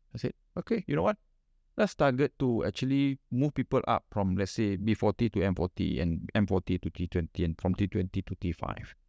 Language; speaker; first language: English; non-native, local second language; Malay